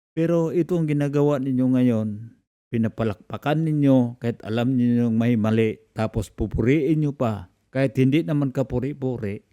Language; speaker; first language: Filipino; non-native, local second language; Cebuano